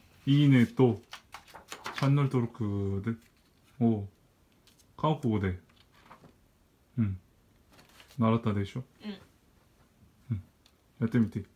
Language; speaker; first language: Japanese; non-native, learner; Korean